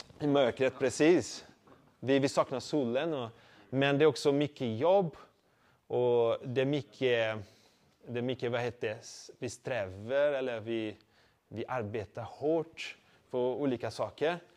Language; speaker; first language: Swedish; non-native, fluent; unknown